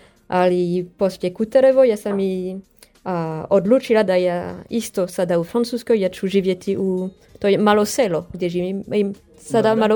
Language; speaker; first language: Serbian; non-native, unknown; French